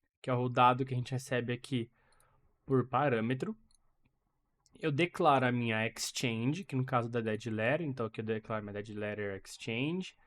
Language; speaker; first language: Portuguese; native; Portuguese